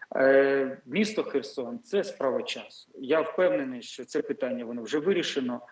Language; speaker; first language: Ukrainian; native; Ukrainian